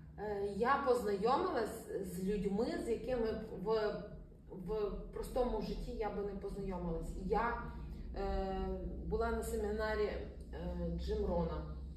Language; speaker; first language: Ukrainian; non-native, local second language; Russian